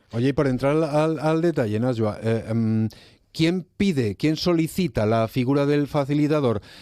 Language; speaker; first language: Spanish; native; Spanish